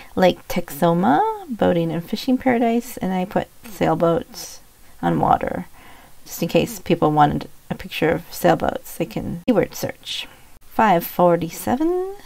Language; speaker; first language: English; native; English